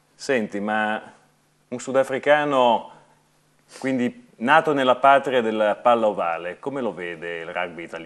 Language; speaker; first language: Italian; native; Italian